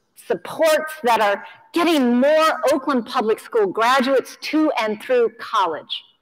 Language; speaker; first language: English; native; English